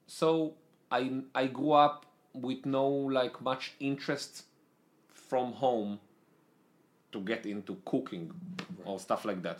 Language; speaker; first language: English; non-native, fluent; Hebrew